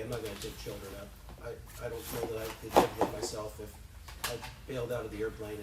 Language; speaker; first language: English; native; English